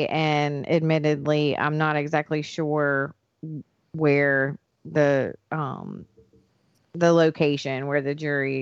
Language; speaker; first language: English; native; English